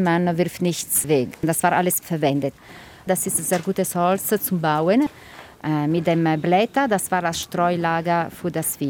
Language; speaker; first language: German; non-native, fluent; Italian